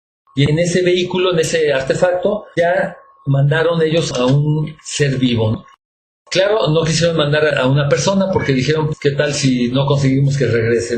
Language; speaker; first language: Spanish; native; Spanish